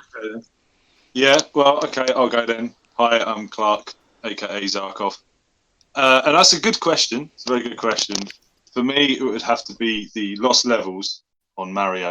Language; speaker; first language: English; native; English